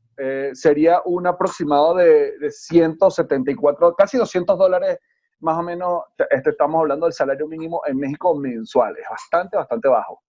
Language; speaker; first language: Spanish; native; Spanish